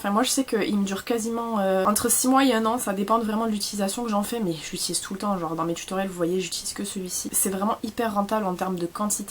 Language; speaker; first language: French; native; French